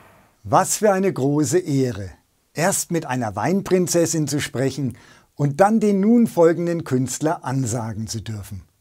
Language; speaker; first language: German; native; German